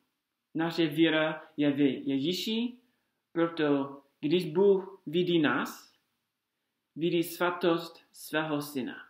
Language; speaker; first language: Czech; non-native, fluent; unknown